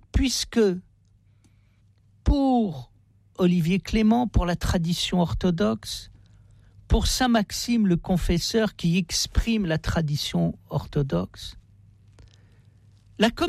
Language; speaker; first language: French; native; French